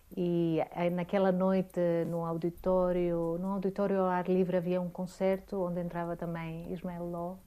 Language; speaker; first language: Portuguese; non-native, fluent; Greek